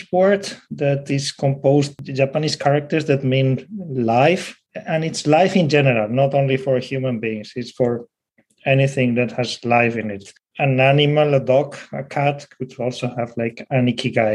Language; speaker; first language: English; non-native, fluent; Spanish